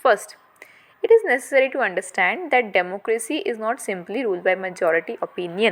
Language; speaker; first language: English; non-native, local second language; Hindi